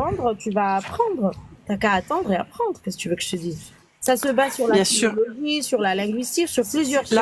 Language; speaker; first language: French; native; French